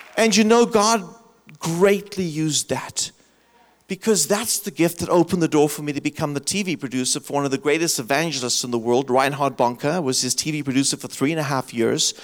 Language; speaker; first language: English; native; English